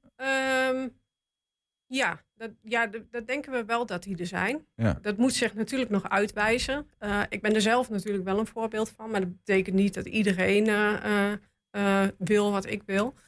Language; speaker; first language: Dutch; native; Dutch